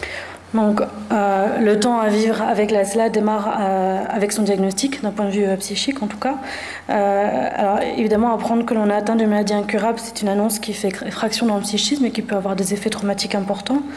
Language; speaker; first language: French; native; French